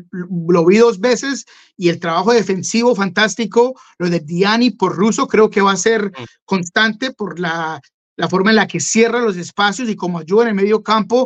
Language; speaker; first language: Spanish; native; Spanish